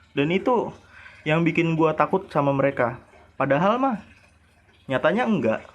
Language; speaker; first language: Indonesian; native; Indonesian